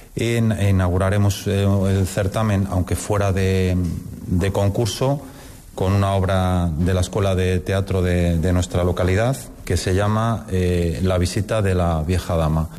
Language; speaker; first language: Spanish; native; Spanish